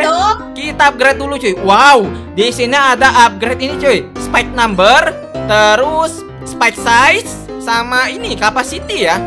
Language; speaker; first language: Indonesian; native; Indonesian